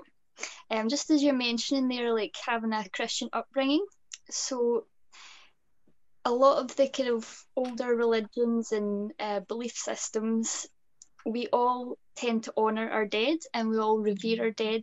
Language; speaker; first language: English; native; English